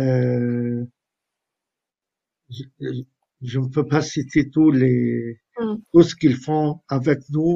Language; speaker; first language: French; non-native, fluent; Arabic